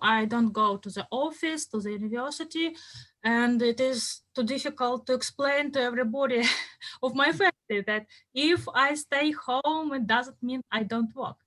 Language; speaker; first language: English; non-native, fluent; Russian